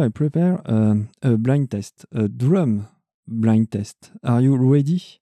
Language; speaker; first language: English; non-native, learner; French